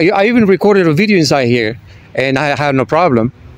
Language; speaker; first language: English; non-native, fluent; Spanish